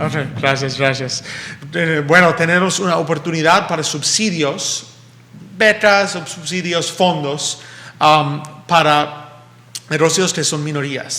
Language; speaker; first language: Spanish; early bilingual, heritage; English